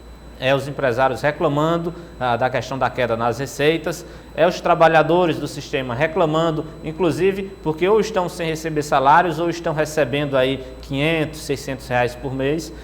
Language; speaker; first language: Portuguese; native; Portuguese